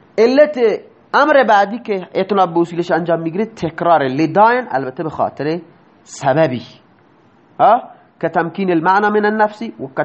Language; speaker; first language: Persian; non-native, local second language; Baluchi